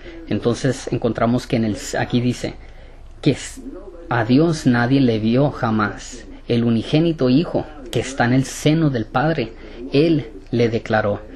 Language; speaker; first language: Spanish; native; Spanish